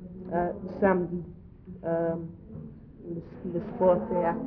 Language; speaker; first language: French; non-native, learner; English